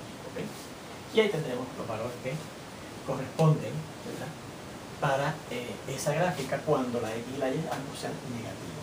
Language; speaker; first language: Spanish; native; Spanish